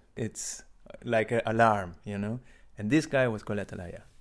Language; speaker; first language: English; non-native, learner; Spanish